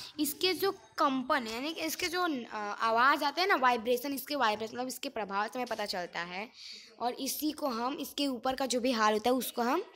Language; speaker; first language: Hindi; non-native, local second language; Gujarati